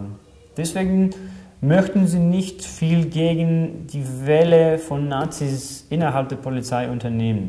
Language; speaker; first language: German; non-native, fluent; Greek